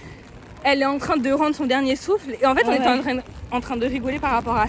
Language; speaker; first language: French; native; French